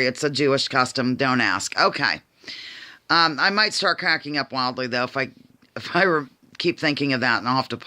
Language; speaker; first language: English; native; English